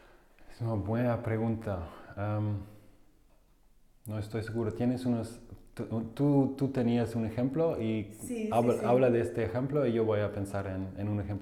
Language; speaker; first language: Spanish; non-native, fluent; German